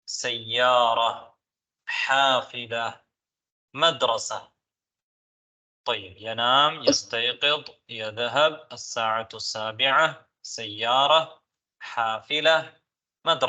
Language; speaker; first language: Arabic; non-native, fluent; Tamil